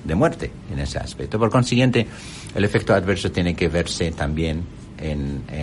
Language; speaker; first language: Spanish; non-native, fluent; Arabic